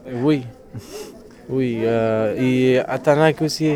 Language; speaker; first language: French; non-native, learner; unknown